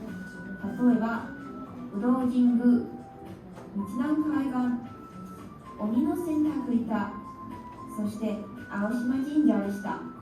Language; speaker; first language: Japanese; non-native, learner; Chinese